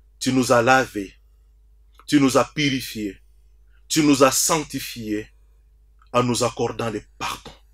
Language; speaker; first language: French; non-native, local second language; Swahili